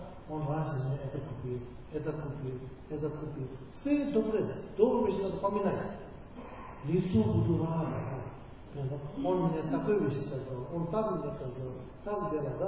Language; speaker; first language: Russian; non-native, learner; Tibetan